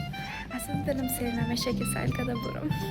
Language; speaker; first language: Persian; native; Persian